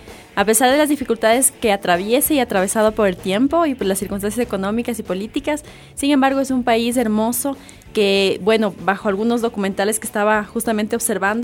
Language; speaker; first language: Spanish; native; Spanish